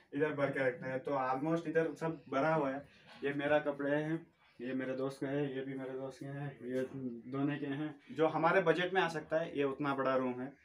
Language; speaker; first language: Hindi; non-native, local second language; Urdu